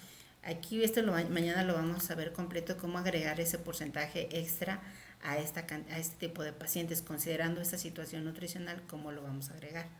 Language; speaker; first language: Spanish; native; Spanish